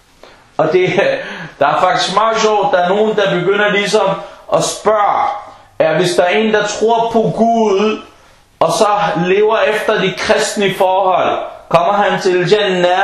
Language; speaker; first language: Danish; non-native, fluent; Arabic